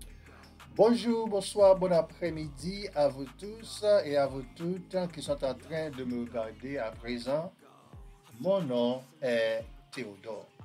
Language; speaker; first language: French; non-native, learner; Haitian Creole